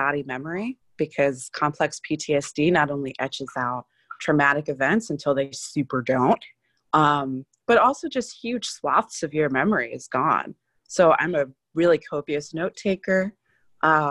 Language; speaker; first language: English; native; English